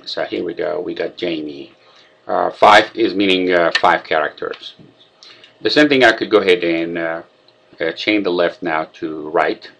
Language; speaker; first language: English; non-native, fluent; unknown